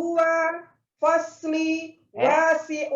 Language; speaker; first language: Arabic; non-native, learner; Indonesian